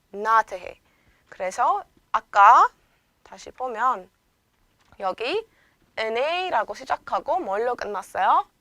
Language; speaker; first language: Korean; non-native, fluent; Amharic